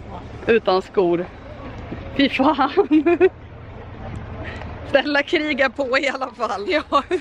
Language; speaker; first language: Swedish; native; Swedish